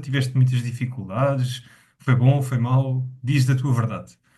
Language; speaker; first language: Portuguese; native; Portuguese